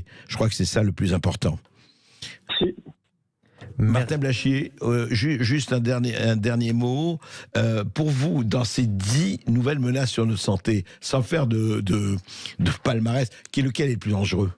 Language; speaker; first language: French; native; French